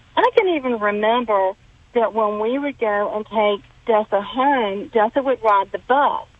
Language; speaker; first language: English; native; English